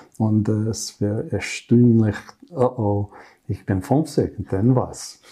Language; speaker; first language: German; non-native, learner; English